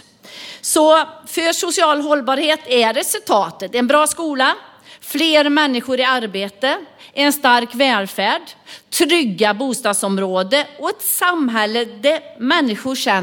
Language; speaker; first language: Swedish; native; Swedish